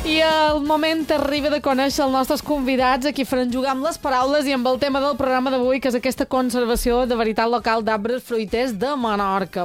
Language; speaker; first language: Catalan; native; Catalan